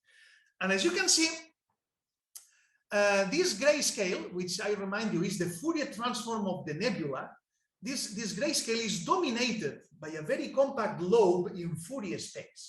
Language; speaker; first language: English; non-native, fluent; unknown